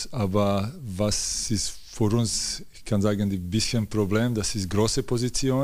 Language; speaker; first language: German; non-native, fluent; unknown